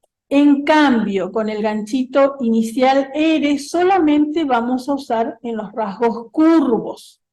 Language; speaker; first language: Spanish; native; Spanish